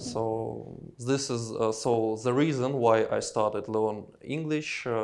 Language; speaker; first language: English; non-native, learner; Russian